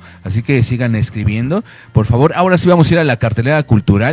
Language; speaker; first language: Spanish; native; Spanish